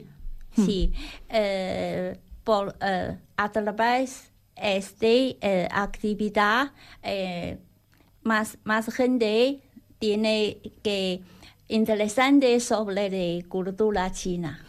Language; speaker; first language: Spanish; non-native, learner; Chinese